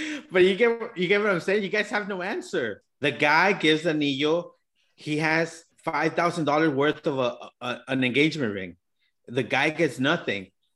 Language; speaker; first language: English; early bilingual, other home language; Spanish